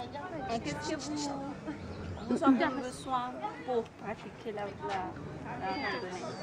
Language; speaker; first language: French; non-native, learner; Spanish